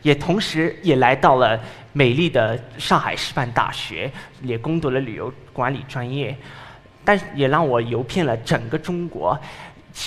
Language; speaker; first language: Chinese; non-native, fluent; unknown